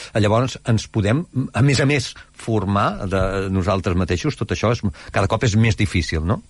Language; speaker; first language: Catalan; native; Catalan